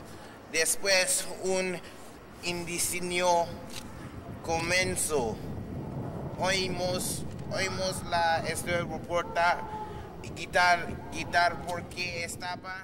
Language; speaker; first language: Spanish; non-native, learner; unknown